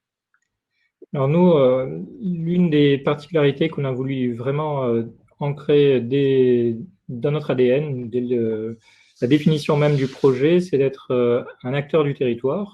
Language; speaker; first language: French; native; French